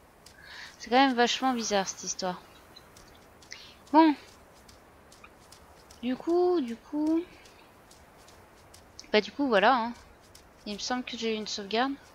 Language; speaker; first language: French; native; French